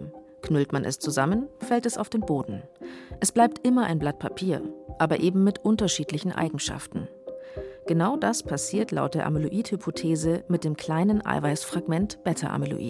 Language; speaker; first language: German; native; German